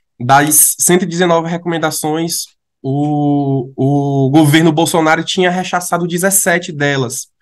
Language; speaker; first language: Portuguese; native; Portuguese